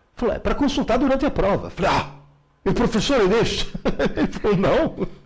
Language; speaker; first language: Portuguese; early bilingual, other home language; Italian